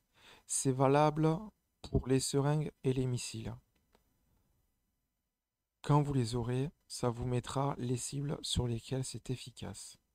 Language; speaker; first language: French; native; French